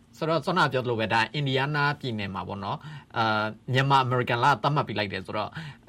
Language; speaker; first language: Burmese; native; Burmese